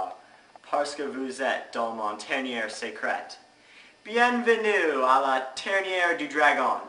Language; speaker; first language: French; non-native, learner; English